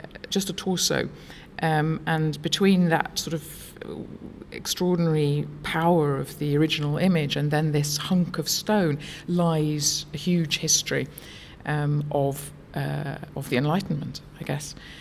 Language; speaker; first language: English; native; English